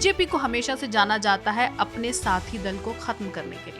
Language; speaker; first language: Hindi; native; Hindi